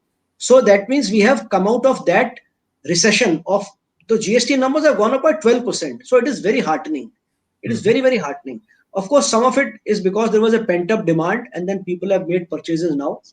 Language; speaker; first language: English; non-native, local second language; Hindi